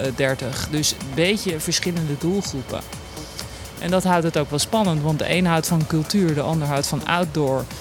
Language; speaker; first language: Dutch; native; Dutch